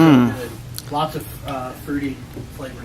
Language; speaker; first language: English; native; English